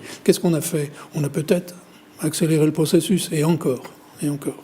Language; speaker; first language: French; native; French